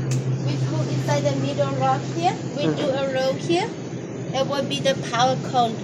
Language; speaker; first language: English; non-native, learner; Hmong